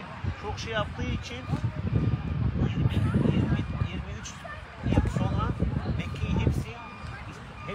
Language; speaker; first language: Turkish; non-native, fluent; Arabic